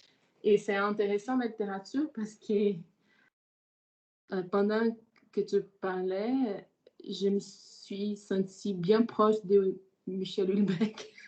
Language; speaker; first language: French; non-native, fluent; Portuguese